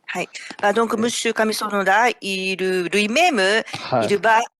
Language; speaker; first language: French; non-native, fluent; Japanese